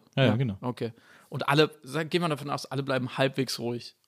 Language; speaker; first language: German; native; German